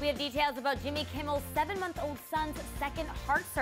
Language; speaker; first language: English; native; English